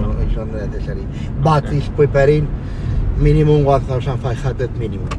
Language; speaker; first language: English; non-native, learner; Spanish